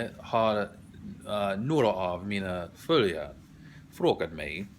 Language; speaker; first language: Swedish; non-native, learner; English